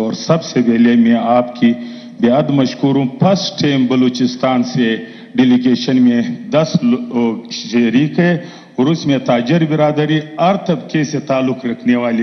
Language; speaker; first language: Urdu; non-native, local second language; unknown